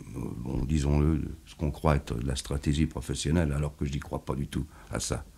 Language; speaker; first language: French; native; French